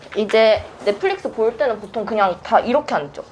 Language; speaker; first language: Korean; native; Korean